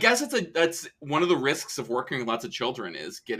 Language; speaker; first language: English; native; English